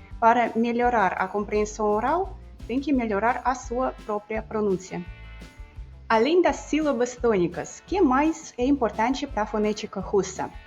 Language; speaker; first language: Portuguese; non-native, fluent; Russian